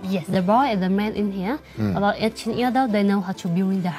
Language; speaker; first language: English; non-native, learner; Iu Mien